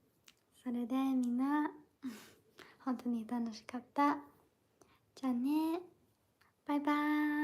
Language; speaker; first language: Japanese; non-native, learner; English